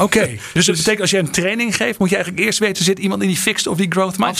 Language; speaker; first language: Dutch; native; Dutch